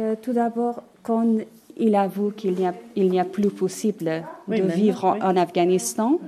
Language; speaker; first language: French; non-native, learner; Persian